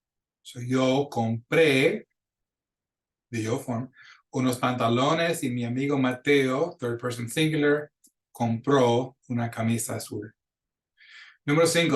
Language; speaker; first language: Spanish; non-native, fluent; English